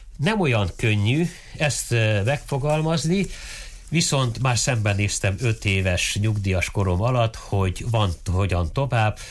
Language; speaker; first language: Hungarian; native; Hungarian